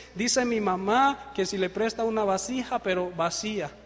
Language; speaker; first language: Spanish; native; Spanish